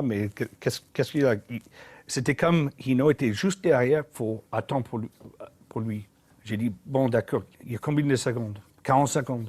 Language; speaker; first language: French; non-native, learner; English